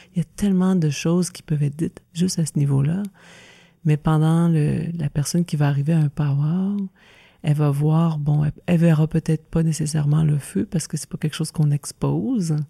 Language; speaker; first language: French; native; French